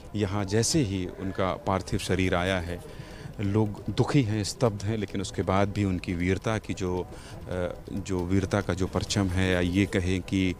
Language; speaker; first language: Hindi; native; Hindi